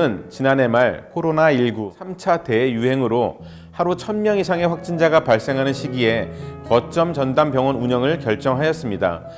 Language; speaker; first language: Korean; native; Korean